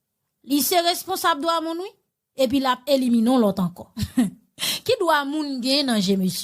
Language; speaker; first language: Haitian Creole; native; Haitian Creole